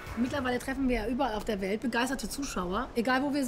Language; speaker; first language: German; native; German